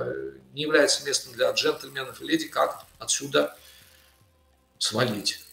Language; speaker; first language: Russian; native; Russian